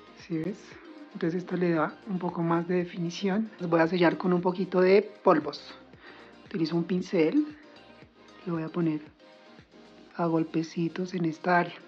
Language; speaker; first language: Spanish; native; Spanish